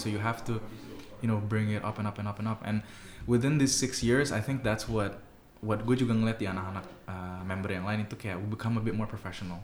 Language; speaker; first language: English; early bilingual, other home language; Indonesian